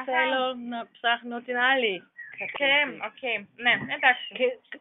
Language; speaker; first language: Greek; non-native, learner; German